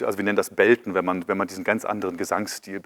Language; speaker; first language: German; native; German